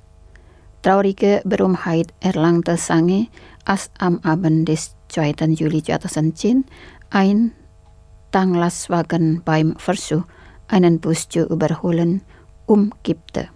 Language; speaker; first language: German; non-native, fluent; Indonesian